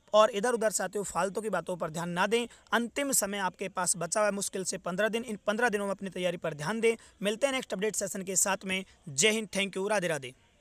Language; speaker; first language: Hindi; native; Hindi